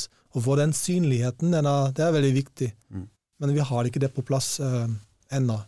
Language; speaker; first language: Norwegian; non-native, fluent; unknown